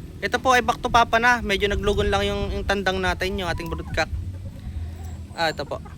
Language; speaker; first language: Filipino; native; Filipino